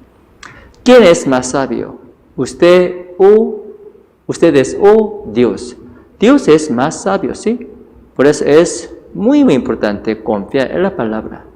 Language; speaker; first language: Spanish; non-native, fluent; Korean